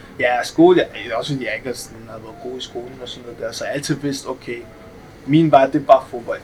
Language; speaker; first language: Danish; early bilingual, other home language; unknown